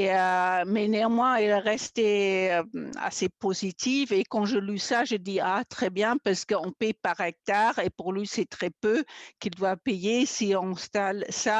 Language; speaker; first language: French; non-native, fluent; German